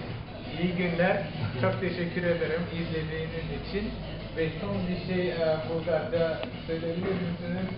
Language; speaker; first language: Turkish; non-native, learner; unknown